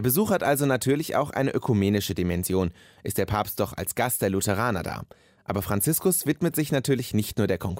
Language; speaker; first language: German; native; German